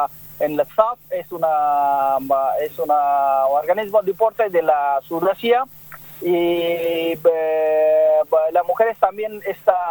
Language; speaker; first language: Spanish; non-native, learner; Bangla